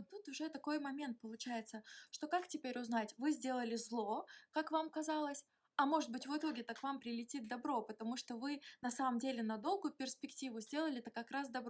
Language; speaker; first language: Russian; native; Russian